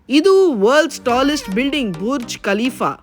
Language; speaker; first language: Kannada; non-native, local second language; Tulu